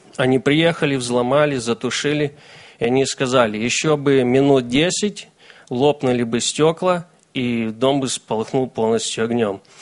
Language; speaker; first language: Russian; native; Russian